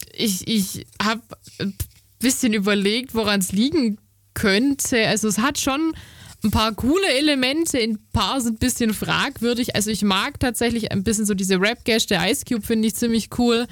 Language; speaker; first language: German; native; German